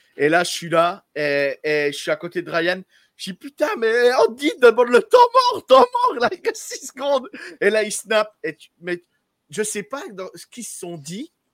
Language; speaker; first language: French; native; French